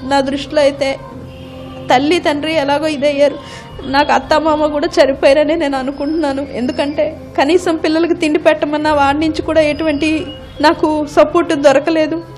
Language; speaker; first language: Telugu; native; Telugu